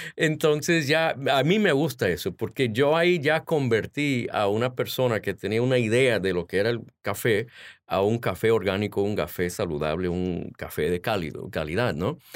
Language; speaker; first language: Spanish; early bilingual, heritage; Spanish